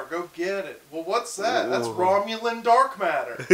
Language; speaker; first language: English; native; English